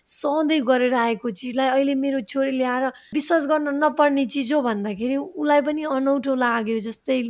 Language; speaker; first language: Nepali; early bilingual, heritage; Nepali